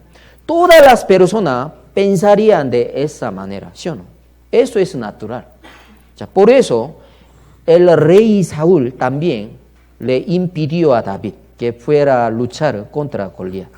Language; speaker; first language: Spanish; non-native, learner; Korean